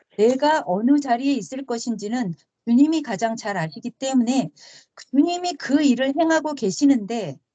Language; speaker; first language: Korean; native; Korean